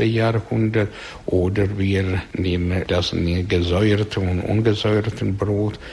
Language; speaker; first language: German; non-native, learner; Russian